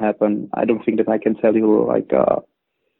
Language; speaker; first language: English; non-native, fluent; Czech